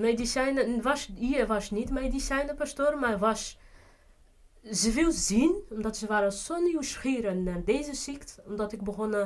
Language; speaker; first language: Dutch; non-native, fluent; Portuguese